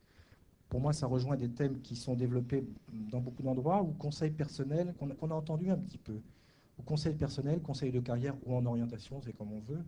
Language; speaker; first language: French; native; French